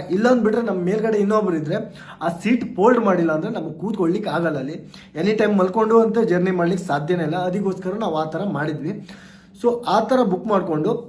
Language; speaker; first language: Kannada; native; Kannada